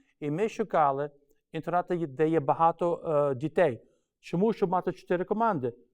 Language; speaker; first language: Ukrainian; early bilingual, heritage; Ukrainian